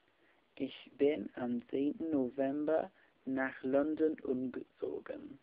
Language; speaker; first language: German; non-native, learner; English